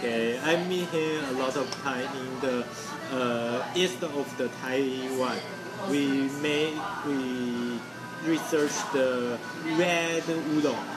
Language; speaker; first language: English; non-native, learner; Chinese